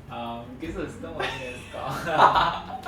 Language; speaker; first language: Japanese; non-native, learner; Vietnamese